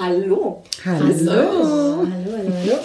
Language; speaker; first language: German; non-native, learner; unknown